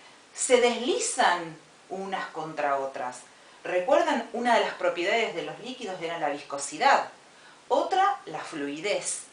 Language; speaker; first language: Spanish; native; Spanish